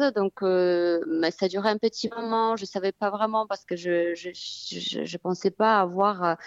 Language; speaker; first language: French; non-native, fluent; Polish